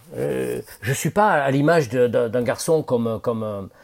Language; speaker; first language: French; native; French